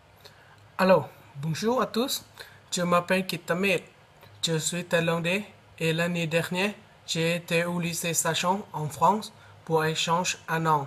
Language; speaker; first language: French; non-native, learner; Thai